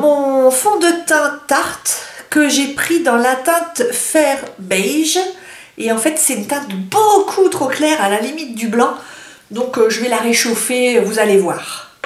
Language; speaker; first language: French; native; French